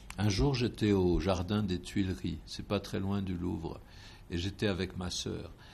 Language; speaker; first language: French; native; French